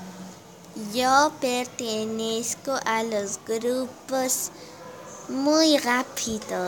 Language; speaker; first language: Spanish; non-native, learner; German